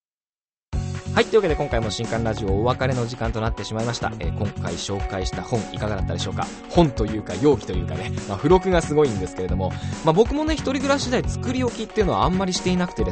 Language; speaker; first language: Japanese; native; Japanese